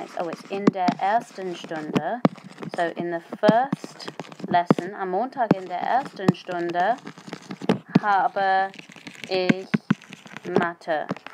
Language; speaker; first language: German; non-native, fluent; English